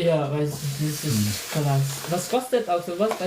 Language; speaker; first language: German; non-native, learner; Cebuano